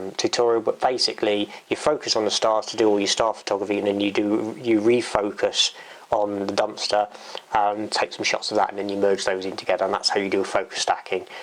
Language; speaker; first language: English; native; English